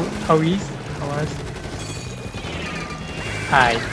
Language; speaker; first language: English; non-native, learner; Japanese